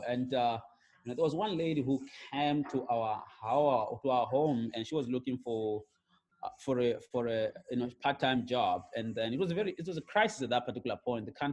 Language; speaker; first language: English; non-native, local second language; Shona